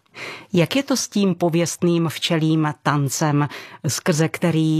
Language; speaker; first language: Czech; native; Czech